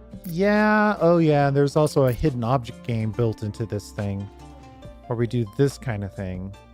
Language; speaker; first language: English; native; English